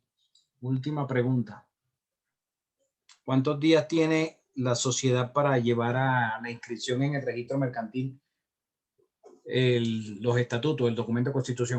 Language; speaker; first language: Spanish; native; Spanish